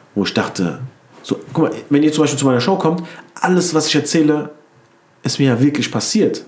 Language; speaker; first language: German; early bilingual, other home language; Turkish